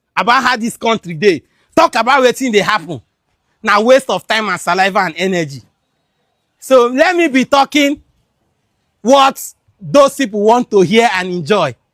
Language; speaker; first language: Nigerian Pidgin; non-native, local second language; Igbo